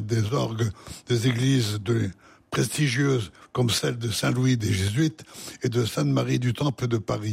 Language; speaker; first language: French; native; French